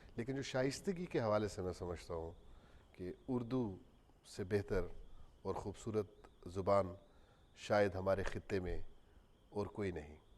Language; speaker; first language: Urdu; non-native, local second language; Punjabi